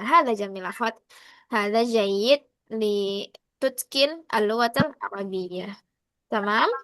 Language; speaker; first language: Arabic; non-native, fluent; Indonesian